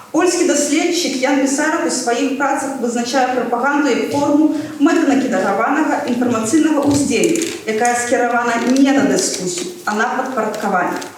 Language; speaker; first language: Belarusian; non-native, local second language; Russian